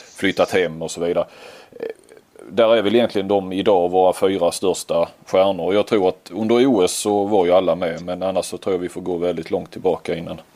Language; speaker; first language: Swedish; native; Swedish